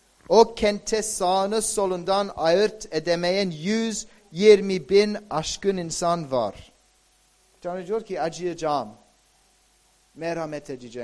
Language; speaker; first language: Turkish; non-native, fluent; English